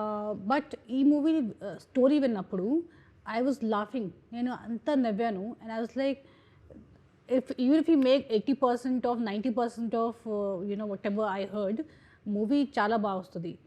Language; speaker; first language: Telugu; non-native, fluent; Hindi